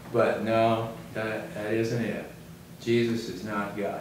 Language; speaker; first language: English; native; English